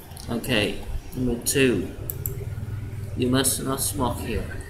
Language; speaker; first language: English; non-native, fluent; Vietnamese